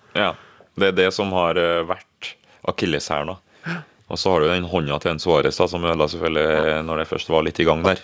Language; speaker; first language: Norwegian; early bilingual, other home language; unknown